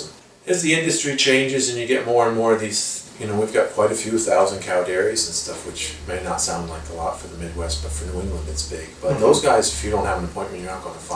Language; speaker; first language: English; native; English